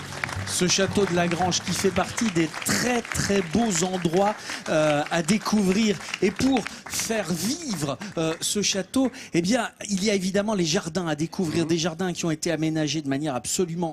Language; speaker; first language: French; native; French